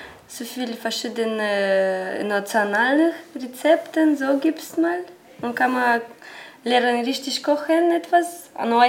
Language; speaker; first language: German; non-native, learner; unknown